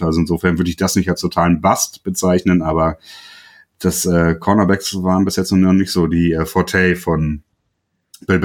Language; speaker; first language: German; native; German